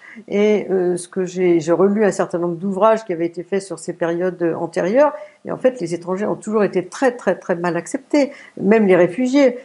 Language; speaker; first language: French; native; French